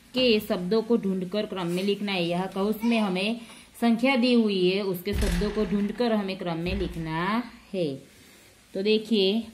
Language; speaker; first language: Hindi; non-native, local second language; Gujarati